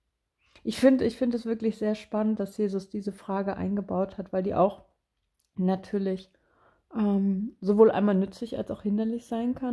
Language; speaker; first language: German; native; German